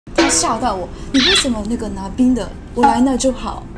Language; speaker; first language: Chinese; non-native, fluent; Japanese